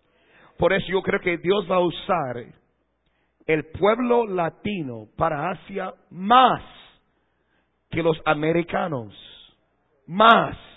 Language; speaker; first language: Spanish; non-native, fluent; English